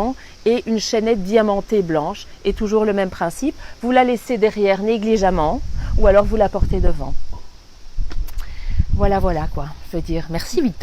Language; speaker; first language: French; native; French